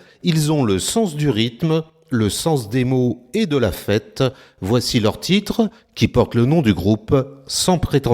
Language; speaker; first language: French; native; French